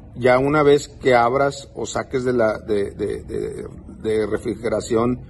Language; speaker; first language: Spanish; early bilingual, heritage; Spanish